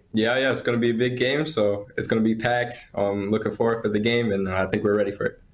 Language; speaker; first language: English; native; English